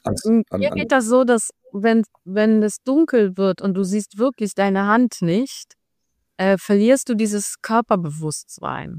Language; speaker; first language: German; non-native, fluent; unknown